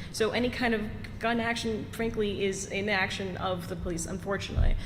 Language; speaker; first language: English; early bilingual, other home language; Italian